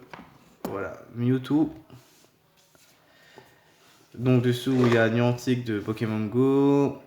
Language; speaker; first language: French; native; French